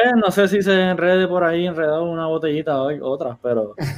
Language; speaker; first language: Spanish; early bilingual, heritage; Spanish